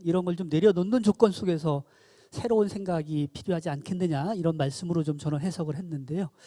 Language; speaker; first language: Korean; native; Korean